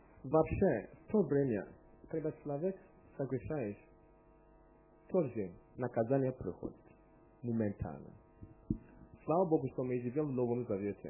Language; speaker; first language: Russian; non-native, learner; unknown